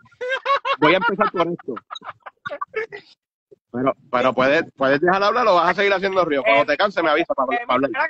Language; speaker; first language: Spanish; native; Spanish